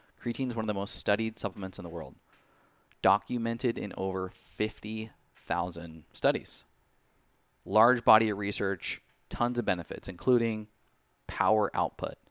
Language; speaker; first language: English; native; English